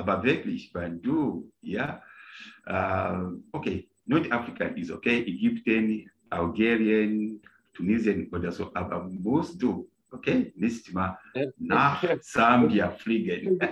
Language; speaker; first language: German; non-native, learner; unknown